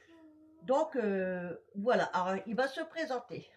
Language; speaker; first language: French; native; French